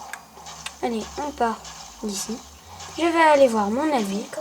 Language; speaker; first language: French; native; French